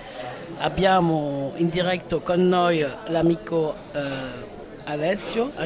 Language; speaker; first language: Italian; non-native, learner; French